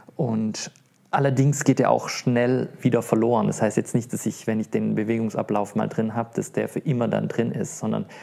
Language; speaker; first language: German; native; German